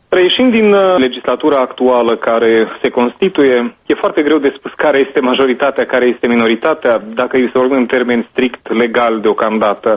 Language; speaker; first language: Romanian; native; Romanian